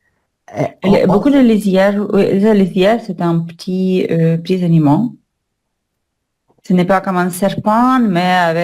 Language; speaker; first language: French; non-native, learner; Russian